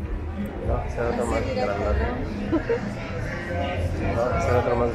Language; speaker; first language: Spanish; native; Spanish